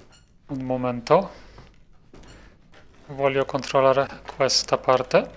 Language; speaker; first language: Italian; non-native, fluent; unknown